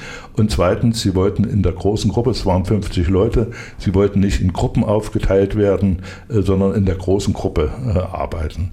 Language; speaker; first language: German; native; German